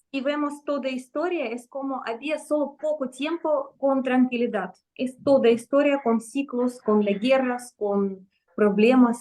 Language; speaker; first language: Spanish; non-native, fluent; Russian